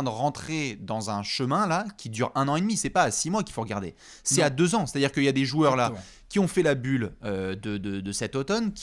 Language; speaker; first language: French; native; French